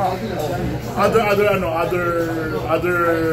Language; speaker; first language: English; non-native, local second language; Filipino